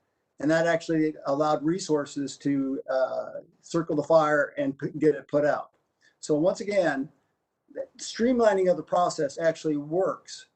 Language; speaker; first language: English; native; English